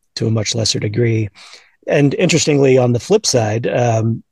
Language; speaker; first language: English; native; English